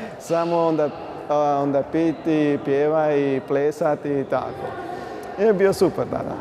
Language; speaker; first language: Croatian; non-native, learner; Punjabi